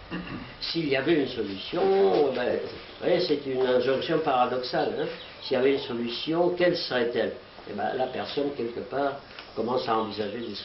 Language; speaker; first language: French; native; French